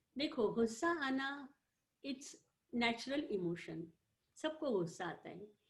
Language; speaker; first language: Hindi; non-native, local second language; Marathi